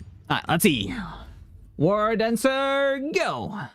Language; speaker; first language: English; native; English